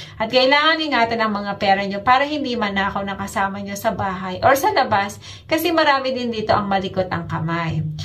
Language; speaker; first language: Filipino; native; Filipino